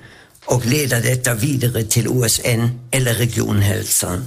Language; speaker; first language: Swedish; non-native, fluent; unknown